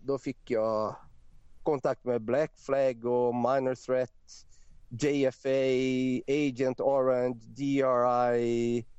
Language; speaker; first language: Swedish; non-native, fluent; Portuguese